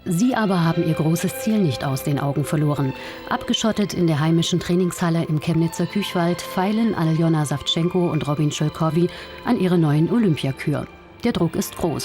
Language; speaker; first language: German; native; German